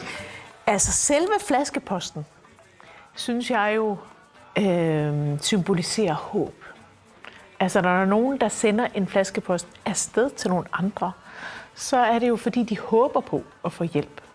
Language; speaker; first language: Danish; native; Danish